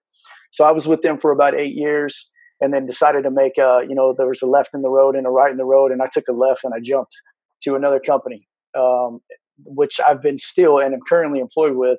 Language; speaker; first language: English; native; English